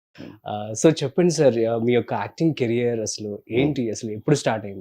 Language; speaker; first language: Telugu; native; Telugu